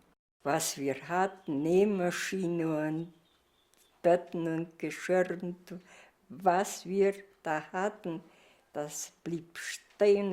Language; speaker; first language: German; early bilingual, heritage; Plautdietsch